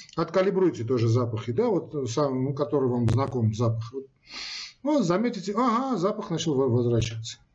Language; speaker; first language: Russian; non-native, local second language; Armenian